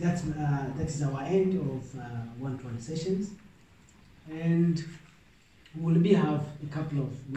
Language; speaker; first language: English; non-native, local second language; Swahili